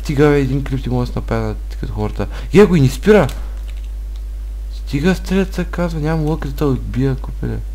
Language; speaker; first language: Bulgarian; native; Bulgarian